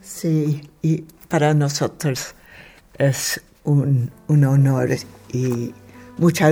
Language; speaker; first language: Spanish; non-native, fluent; English